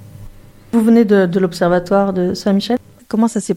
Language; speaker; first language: French; native; French